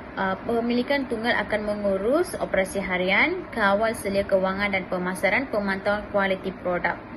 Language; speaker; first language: Malay; non-native, local second language; Tamil